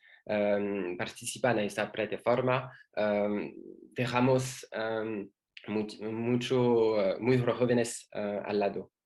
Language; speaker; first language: Spanish; non-native, learner; French